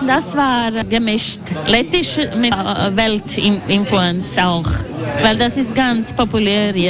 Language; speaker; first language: German; non-native, learner; Latvian